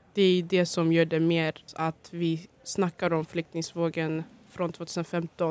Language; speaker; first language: Swedish; early bilingual, other home language; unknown